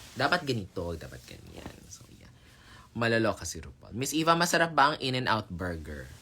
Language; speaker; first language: Filipino; native; Filipino